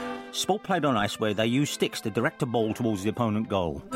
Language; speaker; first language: English; native; English